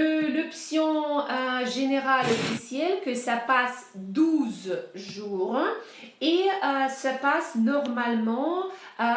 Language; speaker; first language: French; non-native, fluent; Russian